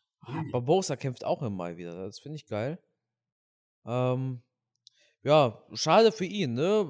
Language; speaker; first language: German; native; German